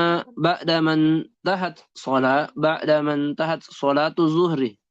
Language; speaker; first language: Arabic; non-native, learner; Indonesian